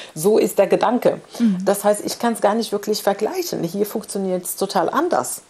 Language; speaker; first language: German; non-native, fluent; Arabic